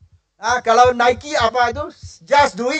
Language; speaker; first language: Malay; non-native, local second language; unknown